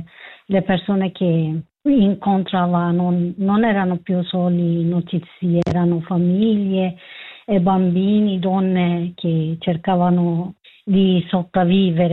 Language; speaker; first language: Italian; non-native, learner; Kurdish